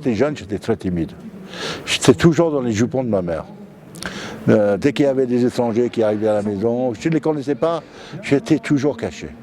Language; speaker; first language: French; non-native, fluent; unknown